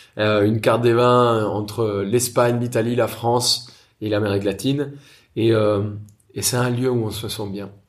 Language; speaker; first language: French; non-native, fluent; Spanish